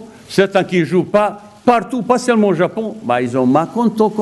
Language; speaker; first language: French; non-native, fluent; Bosnian